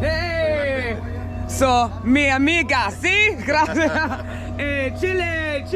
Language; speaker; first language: Spanish; non-native, learner; English